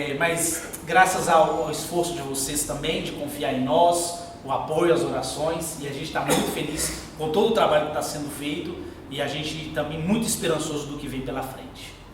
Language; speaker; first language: Portuguese; native; Portuguese